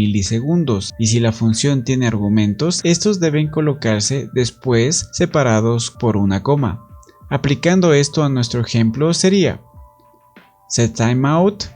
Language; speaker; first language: Spanish; native; Spanish